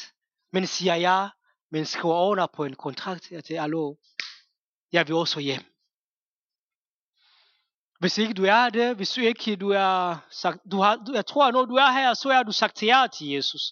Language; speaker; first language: Danish; non-native, fluent; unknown